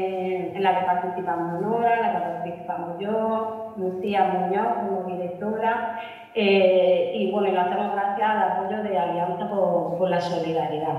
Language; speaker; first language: Spanish; native; Spanish